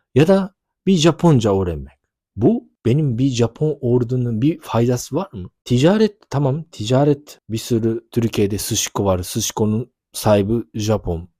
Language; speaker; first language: Turkish; non-native, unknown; Japanese